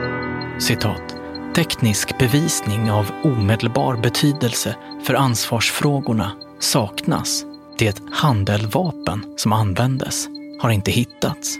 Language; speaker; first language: Swedish; native; Swedish